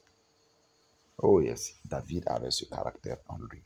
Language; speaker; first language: French; non-native, local second language; Mossi